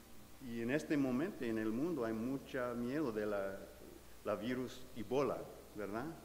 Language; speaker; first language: Spanish; non-native, fluent; English